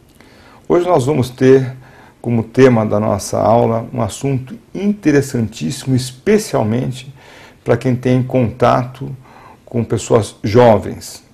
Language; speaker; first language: Portuguese; native; Portuguese